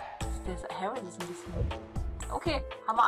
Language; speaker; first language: German; native; German